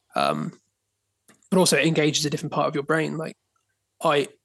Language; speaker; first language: English; native; English